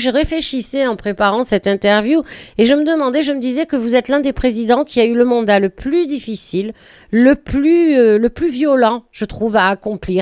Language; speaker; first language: French; native; French